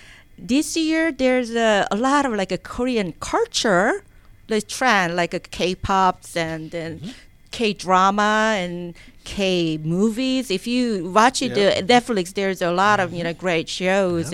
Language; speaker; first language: English; non-native, learner; Korean